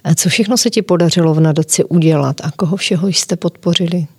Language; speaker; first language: Czech; native; Czech